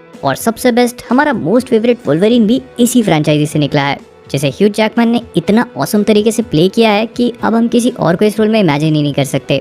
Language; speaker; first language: Hindi; native; Hindi